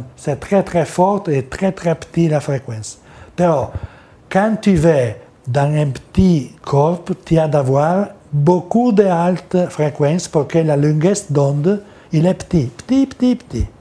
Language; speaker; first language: French; non-native, learner; Italian